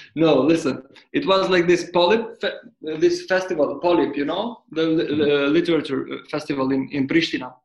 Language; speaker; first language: English; non-native, fluent; Albanian